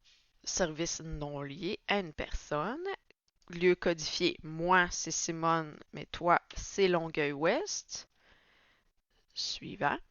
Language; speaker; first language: French; native; French